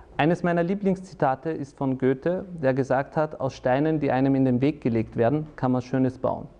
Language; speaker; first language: German; early bilingual, other home language; Turkish